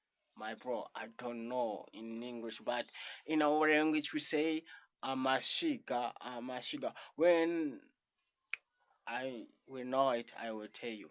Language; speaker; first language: English; non-native, learner; Rundi